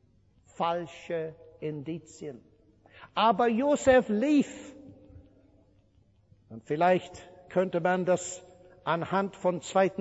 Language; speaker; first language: German; non-native, fluent; English